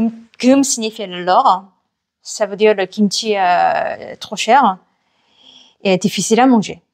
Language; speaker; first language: French; non-native, learner; Korean